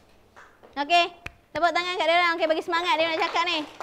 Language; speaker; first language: Malay; native; Malay